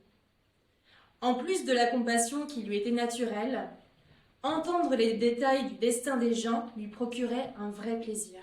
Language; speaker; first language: French; native; French